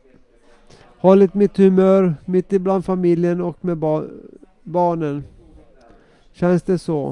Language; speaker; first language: Swedish; non-native, local second language; Finnish